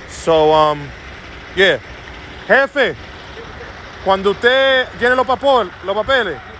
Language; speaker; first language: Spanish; early bilingual, heritage; Spanish